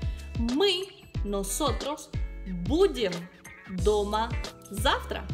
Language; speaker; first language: Russian; non-native, fluent; Spanish